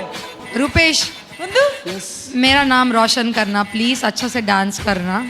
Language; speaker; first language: Hindi; non-native, local second language; Tulu